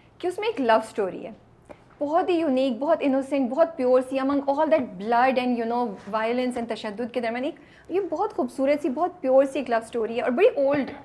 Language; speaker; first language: Urdu; native; Urdu